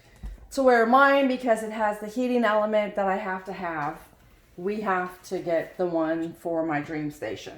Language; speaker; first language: English; native; English